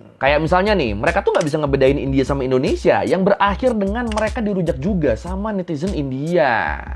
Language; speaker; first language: Indonesian; native; Indonesian